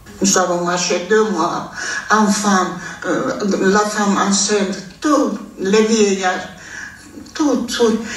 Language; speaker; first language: French; non-native, fluent; Armenian